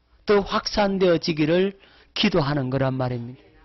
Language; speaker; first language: Korean; native; Korean